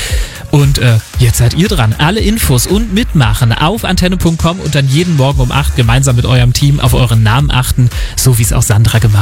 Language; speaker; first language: German; native; German